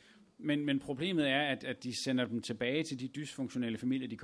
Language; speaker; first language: Danish; native; Danish